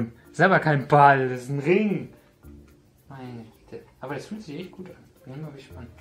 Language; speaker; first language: German; native; German